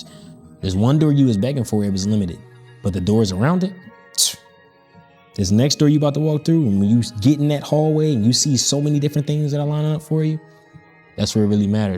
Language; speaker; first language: English; native; English